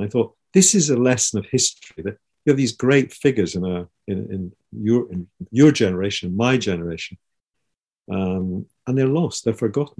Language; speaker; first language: English; native; English